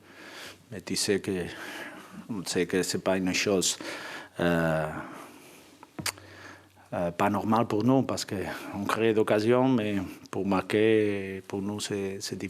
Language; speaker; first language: French; non-native, fluent; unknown